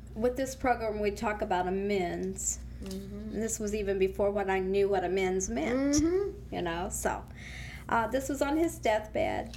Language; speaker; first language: English; native; English